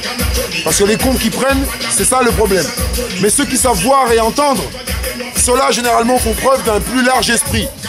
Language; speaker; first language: French; native; French